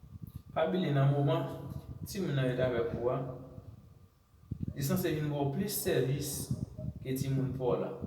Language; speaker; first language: French; non-native, learner; Haitian Creole